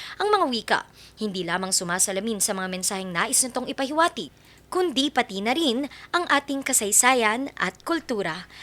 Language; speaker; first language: Filipino; native; Filipino